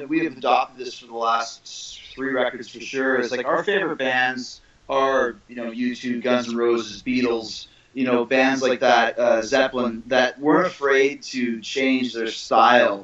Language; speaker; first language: English; native; English